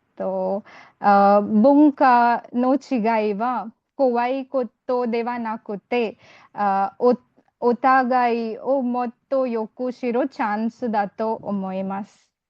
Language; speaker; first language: Japanese; non-native, learner; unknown